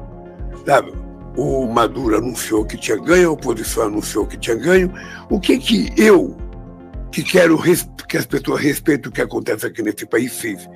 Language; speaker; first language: Portuguese; native; Portuguese